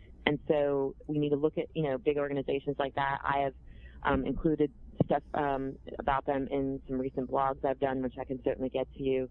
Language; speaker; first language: English; native; English